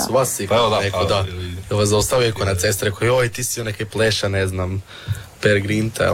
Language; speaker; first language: Serbian; native; Serbian